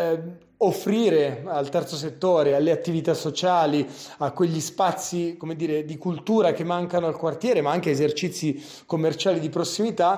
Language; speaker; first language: Italian; native; Italian